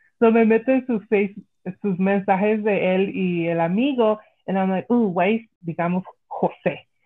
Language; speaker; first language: Spanish; early bilingual, heritage; Spanish